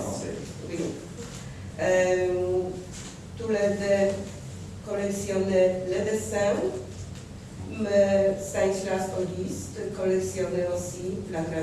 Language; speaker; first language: French; non-native, learner; Polish